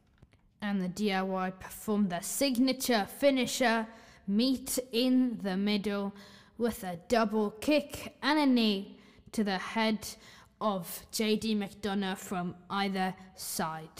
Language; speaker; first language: English; native; English